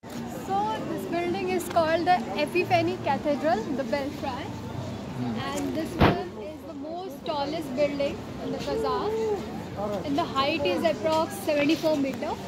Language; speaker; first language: English; non-native, local second language; Hindi